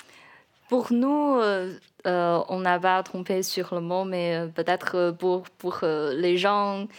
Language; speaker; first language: French; non-native, learner; Chinese